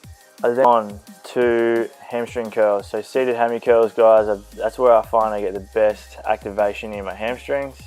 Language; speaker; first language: English; native; English